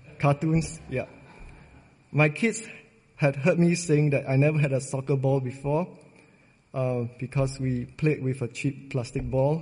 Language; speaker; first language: English; non-native, local second language; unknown